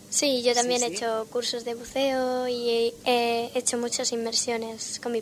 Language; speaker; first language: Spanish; non-native, local second language; Catalan